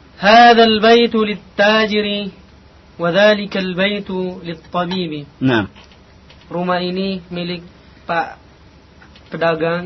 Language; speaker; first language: Arabic; non-native, learner; Indonesian